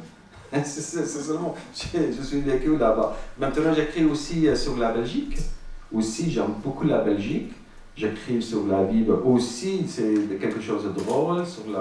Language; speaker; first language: French; non-native, learner; Arabic